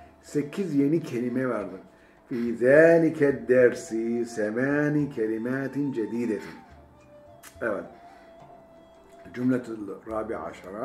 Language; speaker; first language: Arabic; non-native, fluent; Turkish